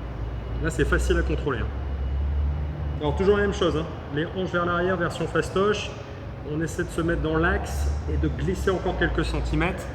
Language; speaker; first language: French; native; French